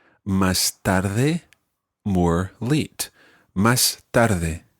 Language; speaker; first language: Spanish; non-native, fluent; English